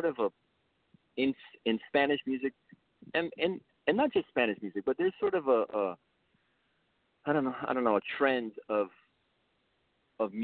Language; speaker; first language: English; early bilingual, other home language; Spanish